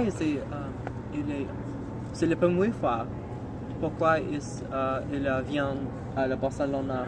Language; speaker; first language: French; non-native, learner; English